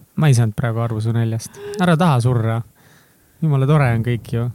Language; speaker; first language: Estonian; native; Estonian